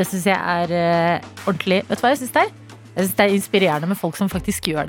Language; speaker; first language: Norwegian; native; Norwegian